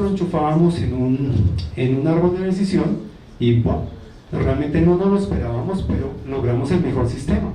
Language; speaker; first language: Spanish; native; Spanish